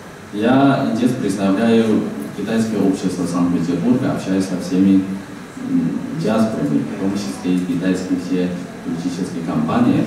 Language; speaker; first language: Russian; non-native, fluent; Chinese